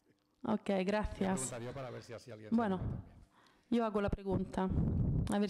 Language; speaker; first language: Spanish; non-native, fluent; Italian